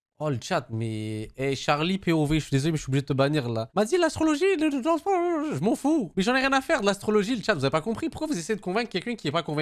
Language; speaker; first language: French; native; French